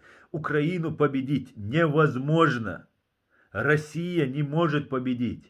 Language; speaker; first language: Russian; non-native, local second language; Chechen